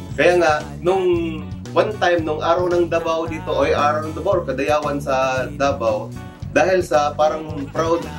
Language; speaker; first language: Filipino; non-native, local second language; Cebuano